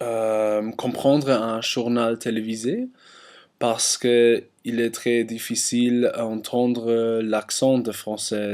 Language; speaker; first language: French; non-native, learner; German